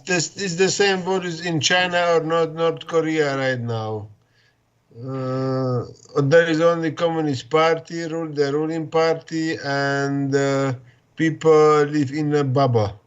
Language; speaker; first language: English; non-native, fluent; Slovak